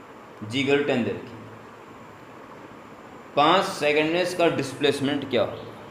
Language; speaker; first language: Hindi; native; Hindi